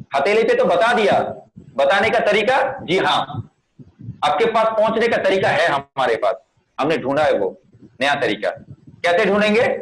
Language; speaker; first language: Hindi; non-native, local second language; Bangla